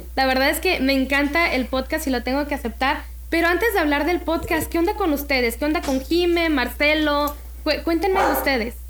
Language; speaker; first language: Spanish; native; Spanish